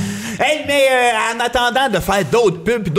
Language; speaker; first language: French; native; French